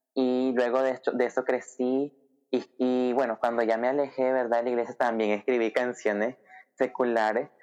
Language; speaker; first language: Spanish; native; Spanish